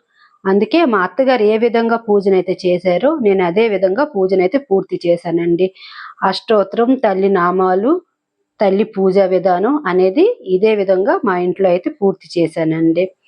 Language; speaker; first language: Telugu; native; Telugu